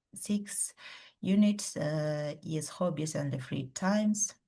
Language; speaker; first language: English; non-native, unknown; Kazakh